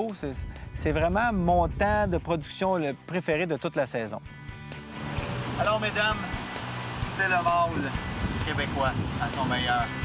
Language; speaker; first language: French; native; French